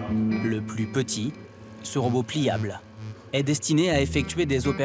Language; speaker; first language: French; native; French